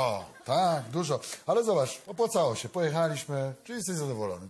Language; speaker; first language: Polish; native; Polish